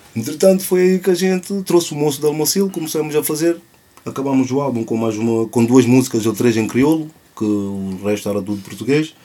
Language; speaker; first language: Portuguese; non-native, local second language; Kabuverdianu